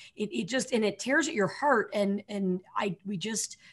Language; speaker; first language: English; native; English